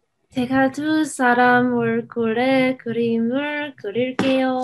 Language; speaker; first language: Korean; non-native, learner; English